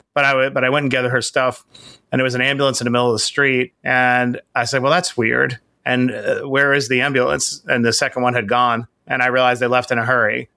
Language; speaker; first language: English; native; English